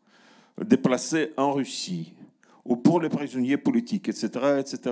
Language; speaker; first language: French; non-native, learner; Russian